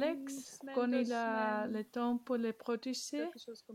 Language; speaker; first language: French; non-native, learner; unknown